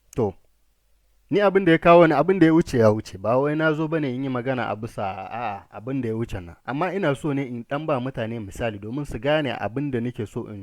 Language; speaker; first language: Hausa; native; Hausa